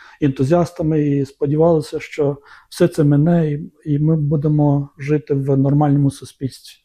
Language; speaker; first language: Ukrainian; non-native, local second language; Romanian